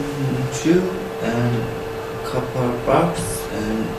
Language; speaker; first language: English; non-native, learner; Korean